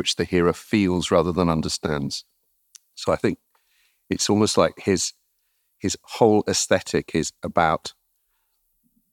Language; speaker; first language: English; native; English